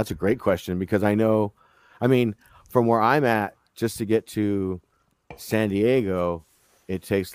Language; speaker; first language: English; native; English